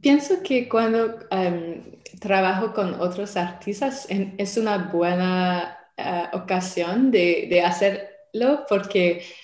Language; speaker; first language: Spanish; non-native, learner; French